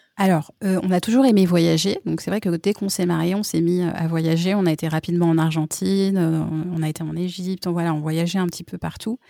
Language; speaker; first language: French; native; French